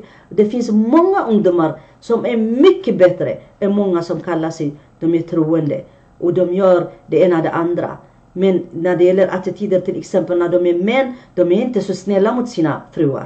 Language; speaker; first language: Swedish; non-native, fluent; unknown